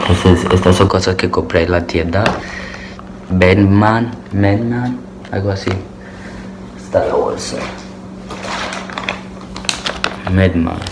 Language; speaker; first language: Spanish; early bilingual, heritage; Spanish